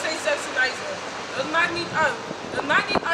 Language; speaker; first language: Dutch; native; Dutch